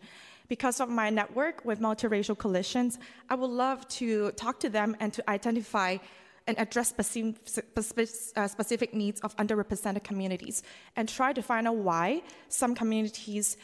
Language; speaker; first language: English; non-native, local second language; Cantonese